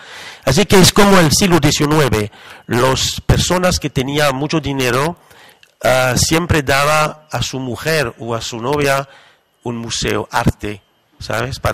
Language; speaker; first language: Spanish; non-native, fluent; French